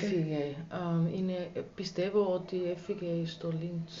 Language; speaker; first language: Greek; non-native, learner; German